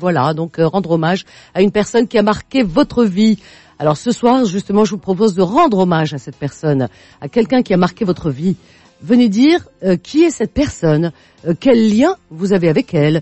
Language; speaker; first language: French; native; French